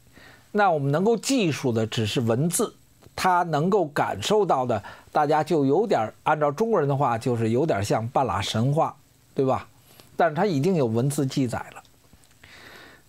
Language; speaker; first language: Chinese; native; Chinese